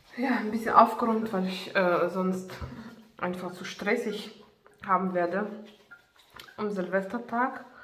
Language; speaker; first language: German; non-native, fluent; Russian